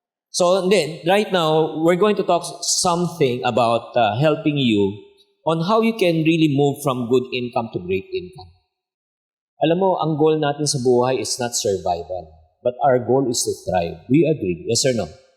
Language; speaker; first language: English; non-native, local second language; Filipino